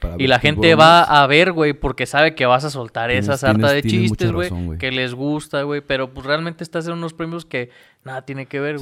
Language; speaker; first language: Spanish; native; Spanish